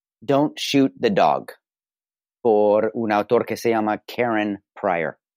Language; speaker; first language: Spanish; non-native, learner; English